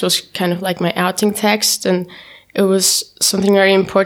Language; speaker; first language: English; non-native, fluent; German